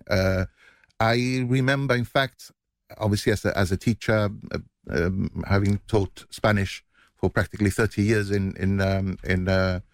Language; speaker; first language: English; non-native, fluent; Spanish